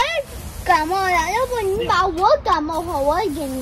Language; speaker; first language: Chinese; early bilingual, heritage; Chinese